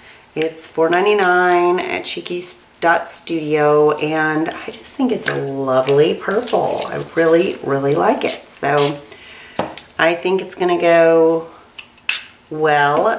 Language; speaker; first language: English; native; English